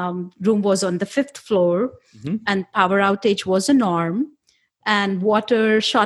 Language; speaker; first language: English; non-native, local second language; Hindi